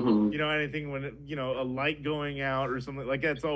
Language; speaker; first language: English; native; English